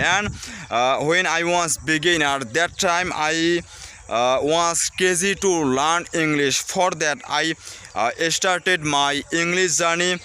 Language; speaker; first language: English; non-native, learner; Bangla